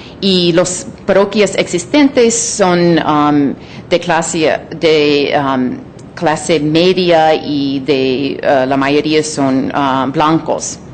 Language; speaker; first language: Spanish; non-native, fluent; English